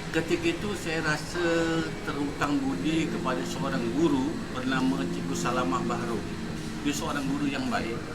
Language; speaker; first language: Malay; native; Malay